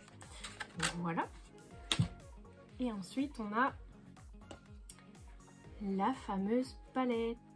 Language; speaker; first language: French; native; French